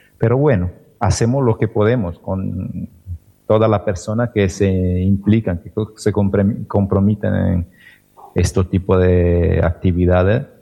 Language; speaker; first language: Spanish; non-native, fluent; Italian